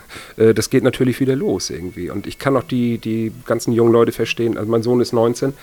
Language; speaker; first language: German; native; German